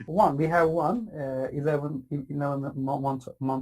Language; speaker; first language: English; non-native, fluent; Turkish